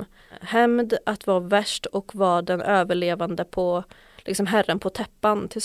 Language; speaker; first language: Swedish; native; Swedish